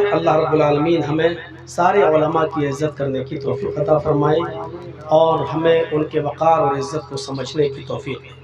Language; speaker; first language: Urdu; native; Urdu